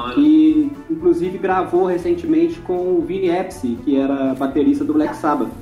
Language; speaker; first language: Portuguese; native; Portuguese